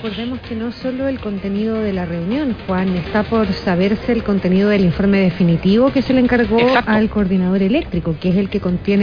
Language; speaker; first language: Spanish; native; Spanish